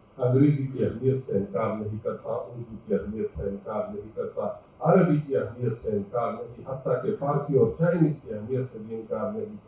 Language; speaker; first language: Urdu; non-native, local second language; Pashto